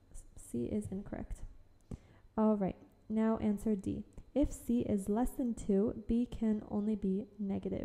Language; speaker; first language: English; native; English